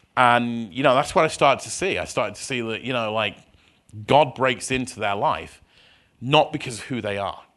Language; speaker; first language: English; native; English